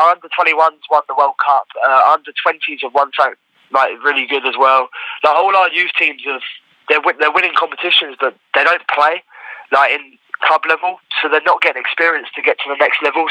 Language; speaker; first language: English; native; English